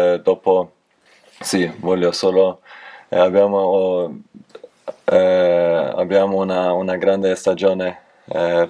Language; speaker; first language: Italian; non-native, learner; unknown